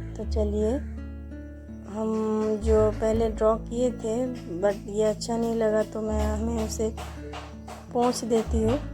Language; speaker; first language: Hindi; non-native, local second language; Bangla